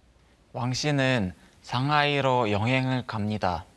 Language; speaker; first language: Korean; non-native, learner; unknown